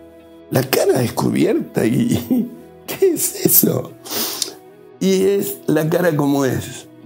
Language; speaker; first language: Spanish; native; Spanish